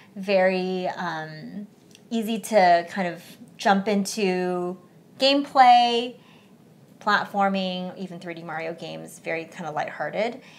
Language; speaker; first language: English; early bilingual, other home language; Chinese